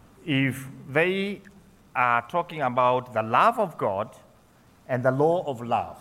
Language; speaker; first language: English; non-native, local second language; Kikuyu